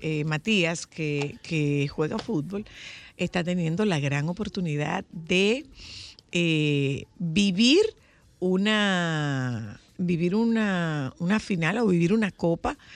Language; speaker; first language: Spanish; native; Spanish